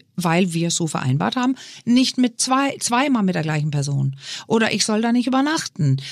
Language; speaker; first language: German; non-native, fluent; Danish